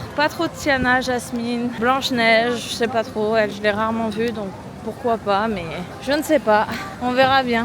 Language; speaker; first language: French; native; French